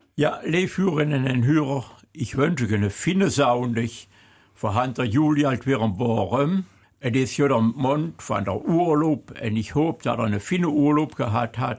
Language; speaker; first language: German; native; German